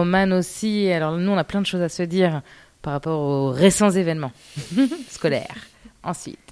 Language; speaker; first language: French; native; French